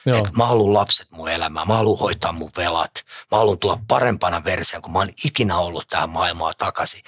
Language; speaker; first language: Finnish; native; Finnish